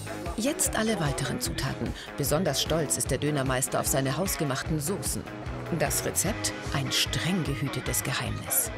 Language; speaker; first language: German; native; German